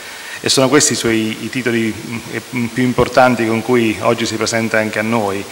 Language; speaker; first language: Italian; native; Italian